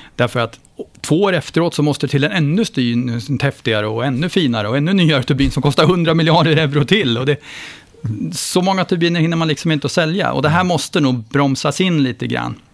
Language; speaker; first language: Swedish; native; Swedish